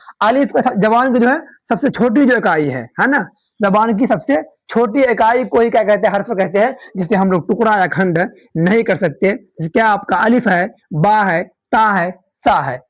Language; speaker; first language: Urdu; native; Urdu